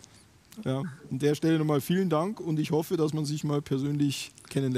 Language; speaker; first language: German; native; German